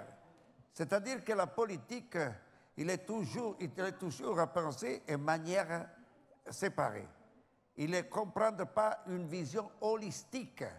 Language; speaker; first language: French; non-native, learner; Italian